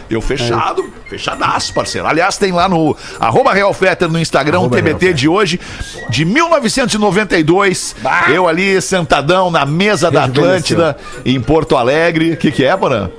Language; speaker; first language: Portuguese; native; Portuguese